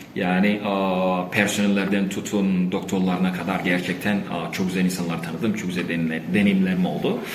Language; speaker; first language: Turkish; non-native, fluent; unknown